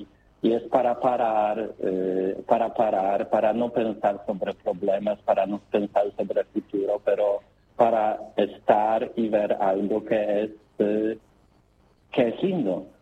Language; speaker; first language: Spanish; non-native, learner; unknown